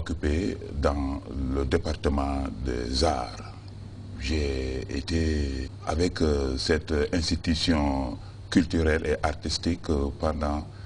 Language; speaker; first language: French; non-native, fluent; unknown